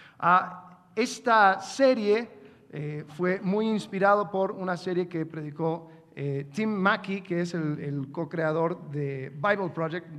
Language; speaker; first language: Spanish; non-native, fluent; English